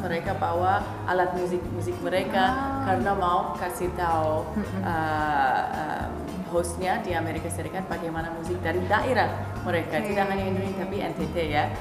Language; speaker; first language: Indonesian; non-native, fluent; English